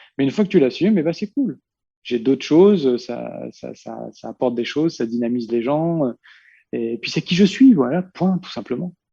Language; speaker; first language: French; early bilingual, heritage; Portuguese